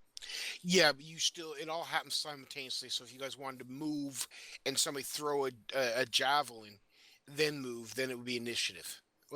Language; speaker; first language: English; native; English